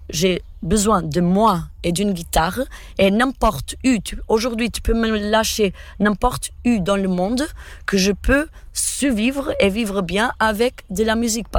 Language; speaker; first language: French; non-native, fluent; Portuguese